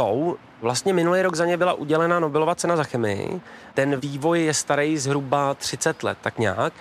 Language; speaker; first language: Czech; native; Czech